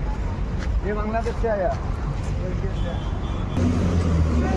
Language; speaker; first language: Hindi; non-native, local second language; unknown